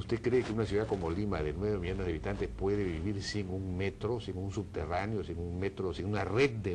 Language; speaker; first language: Spanish; native; Spanish